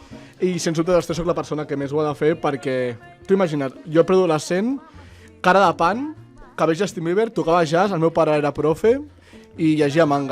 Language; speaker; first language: Catalan; native; Catalan